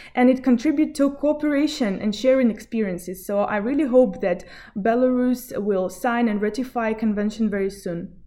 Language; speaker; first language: English; non-native, fluent; Belarusian